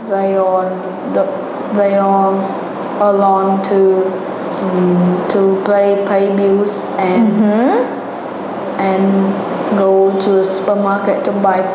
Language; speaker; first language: English; non-native, learner; Vietnamese